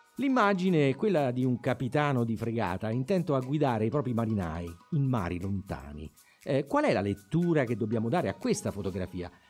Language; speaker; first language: Italian; native; Italian